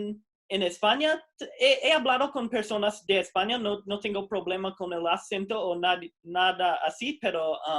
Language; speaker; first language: Spanish; non-native, fluent; English